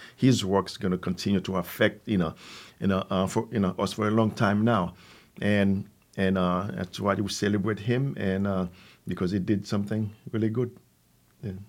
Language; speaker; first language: English; non-native, fluent; Haitian Creole